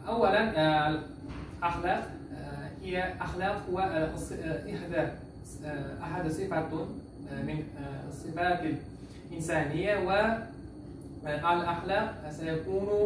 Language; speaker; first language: Arabic; non-native, learner; Uzbek